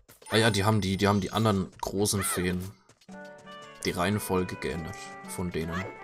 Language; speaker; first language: German; native; German